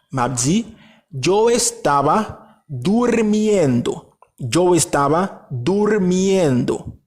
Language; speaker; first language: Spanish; non-native, fluent; Haitian Creole